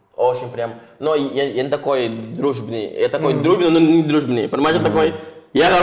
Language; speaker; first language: Russian; non-native, fluent; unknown